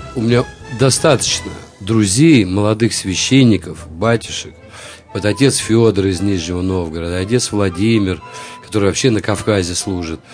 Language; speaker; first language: Russian; native; Russian